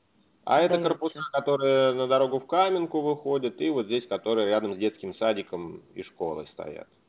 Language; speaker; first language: Russian; native; Russian